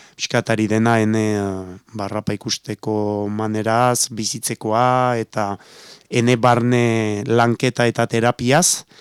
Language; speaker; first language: Basque; native; Basque